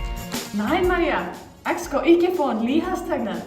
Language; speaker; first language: Danish; non-native, learner; Icelandic